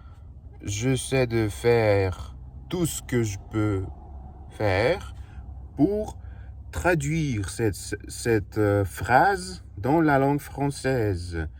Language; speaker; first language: French; non-native, learner; Russian